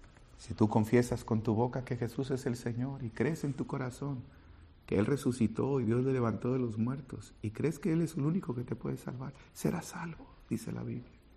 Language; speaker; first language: Spanish; native; Spanish